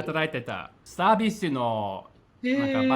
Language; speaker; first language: Japanese; non-native, fluent; English